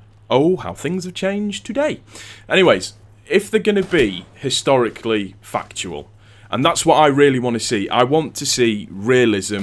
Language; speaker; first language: English; native; English